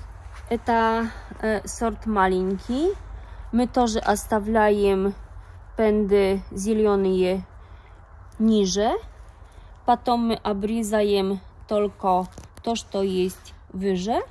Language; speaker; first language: Russian; non-native, learner; Polish